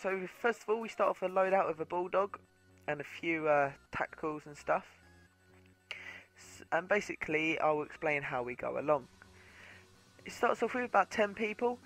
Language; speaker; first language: English; native; English